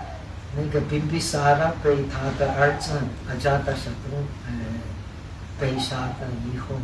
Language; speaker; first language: Chinese; non-native, fluent; Czech